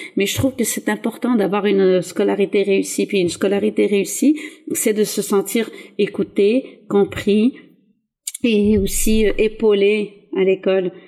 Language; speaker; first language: French; early bilingual, other home language; Arabic